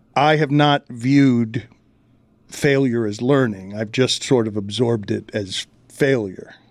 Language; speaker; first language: English; early bilingual, other home language; Spanish